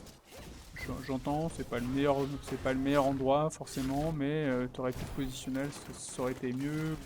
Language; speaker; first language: French; native; French